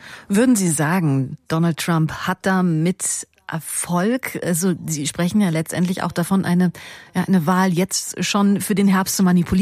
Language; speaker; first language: German; native; German